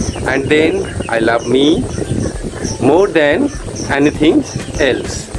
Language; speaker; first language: English; non-native, local second language; Bangla